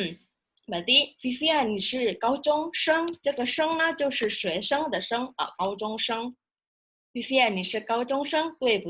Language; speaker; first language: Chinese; non-native, fluent; Indonesian